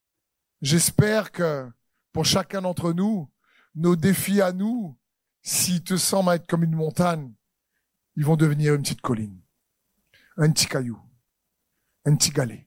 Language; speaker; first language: French; native; French